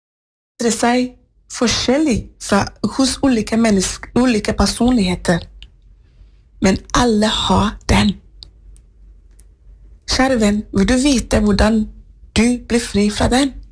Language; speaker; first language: Norwegian; non-native, fluent; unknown